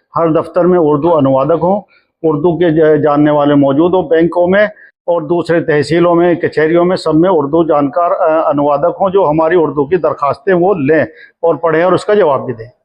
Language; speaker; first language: Hindi; native; Hindi